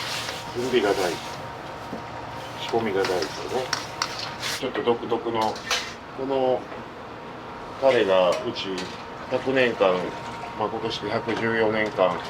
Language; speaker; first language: Japanese; native; Japanese